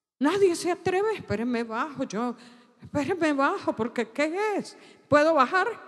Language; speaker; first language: Spanish; native; Spanish